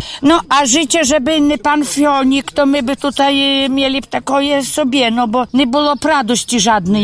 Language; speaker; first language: Polish; non-native, local second language; Ukrainian